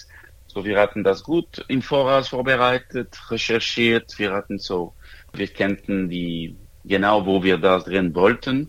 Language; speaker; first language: German; non-native, local second language; French